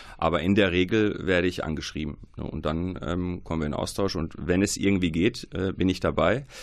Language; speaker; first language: German; early bilingual, other home language; Arabic